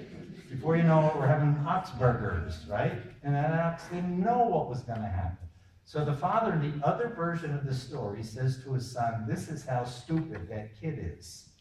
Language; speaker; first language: English; native; English